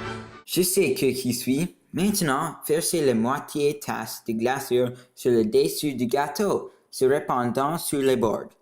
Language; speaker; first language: French; non-native, learner; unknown